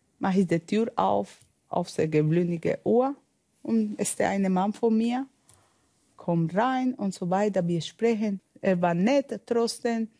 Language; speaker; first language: German; non-native, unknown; Spanish